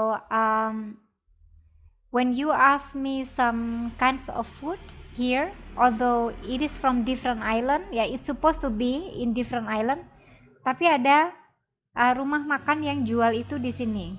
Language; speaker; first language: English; non-native, fluent; Indonesian